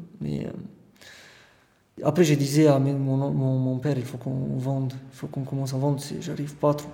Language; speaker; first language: French; non-native, fluent; Romanian